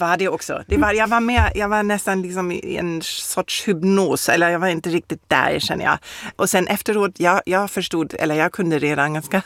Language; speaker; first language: Swedish; non-native, fluent; German